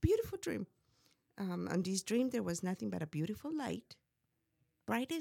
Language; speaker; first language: English; non-native, fluent; Spanish